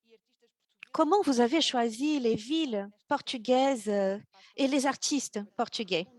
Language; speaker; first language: French; non-native, fluent; Portuguese